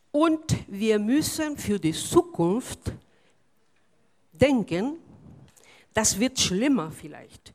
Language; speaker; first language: German; non-native, fluent; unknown